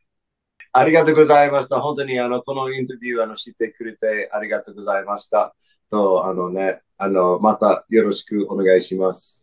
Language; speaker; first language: Japanese; non-native, fluent; English